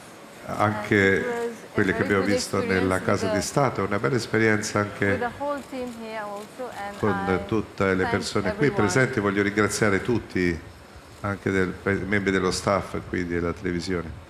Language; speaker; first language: Italian; non-native, fluent; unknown